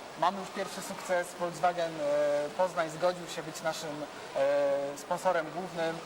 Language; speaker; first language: Polish; native; Polish